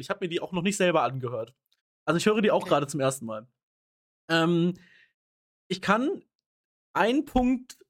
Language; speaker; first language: German; native; German